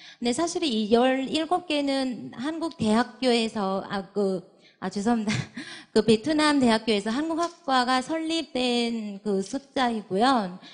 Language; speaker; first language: Korean; non-native, fluent; Vietnamese